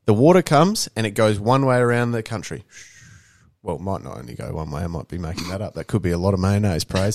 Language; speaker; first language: English; native; English